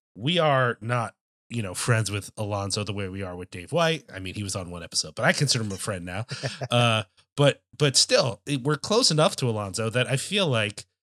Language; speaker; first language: English; native; English